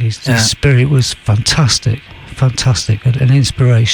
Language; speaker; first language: English; native; English